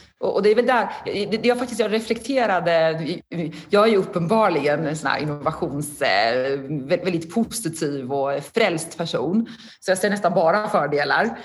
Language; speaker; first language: Swedish; non-native, fluent; Persian